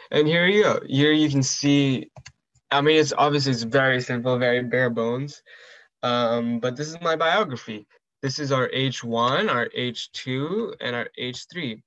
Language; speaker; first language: English; early bilingual, other home language; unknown